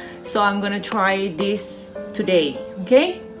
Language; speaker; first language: English; non-native, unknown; Indonesian